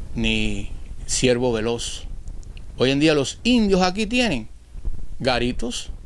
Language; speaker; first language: Spanish; native; Spanish